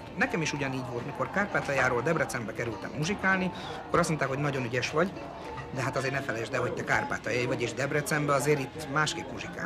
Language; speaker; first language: Hungarian; native; Hungarian